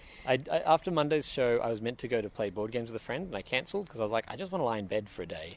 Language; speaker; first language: English; native; English